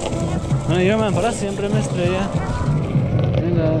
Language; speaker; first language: Spanish; early bilingual, heritage; Spanish